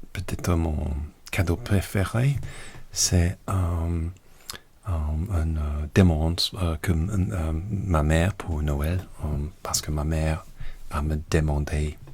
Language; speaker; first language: French; non-native, learner; English